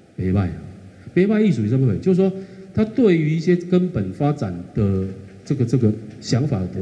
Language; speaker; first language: Chinese; native; Chinese